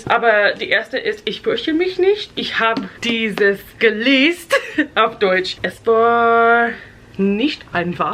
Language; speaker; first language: German; non-native, learner; English